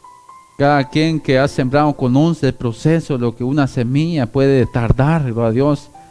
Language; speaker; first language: Spanish; native; Spanish